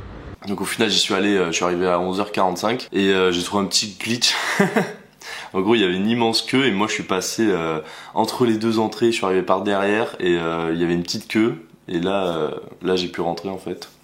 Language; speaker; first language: French; native; French